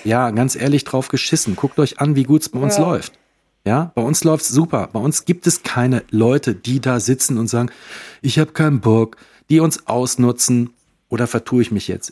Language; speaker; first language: German; native; German